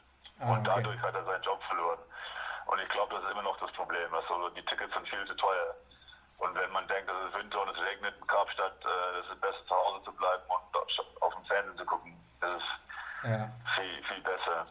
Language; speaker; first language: German; non-native, fluent; Afrikaans